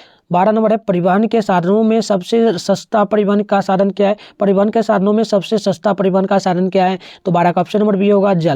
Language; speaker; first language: Hindi; native; Hindi